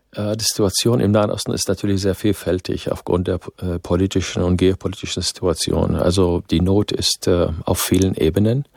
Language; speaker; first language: German; non-native, fluent; Arabic